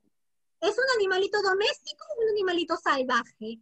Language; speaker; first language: Spanish; native; Spanish